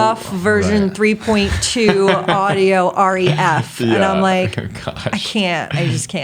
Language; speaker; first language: English; native; English